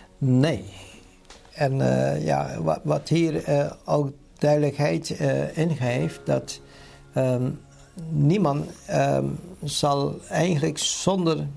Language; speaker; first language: Dutch; native; Dutch